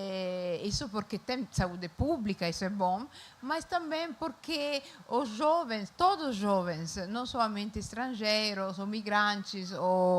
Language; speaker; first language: Portuguese; non-native, fluent; Italian